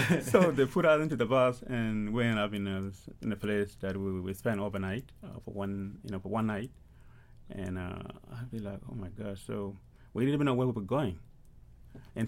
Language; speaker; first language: English; early bilingual, other home language; Arabic